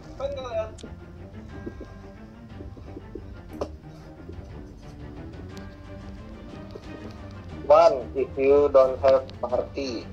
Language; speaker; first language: English; non-native, learner; Indonesian